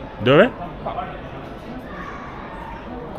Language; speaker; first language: Italian; non-native, learner; English